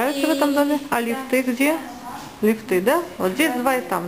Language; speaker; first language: Russian; native; Russian